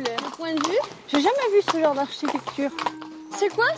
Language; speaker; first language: French; native; French